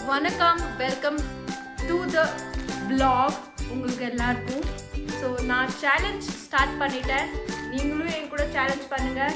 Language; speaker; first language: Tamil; non-native, learner; Hindi